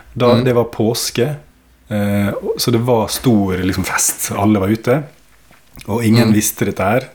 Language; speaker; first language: Norwegian; native; Norwegian